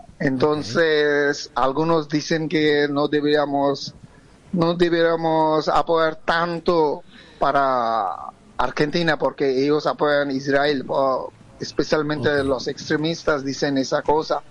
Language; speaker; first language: Spanish; non-native, fluent; Bangla